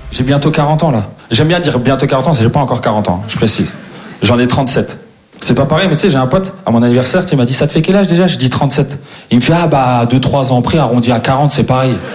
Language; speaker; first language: French; native; French